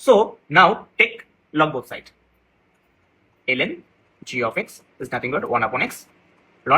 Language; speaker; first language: English; non-native, local second language; Hindi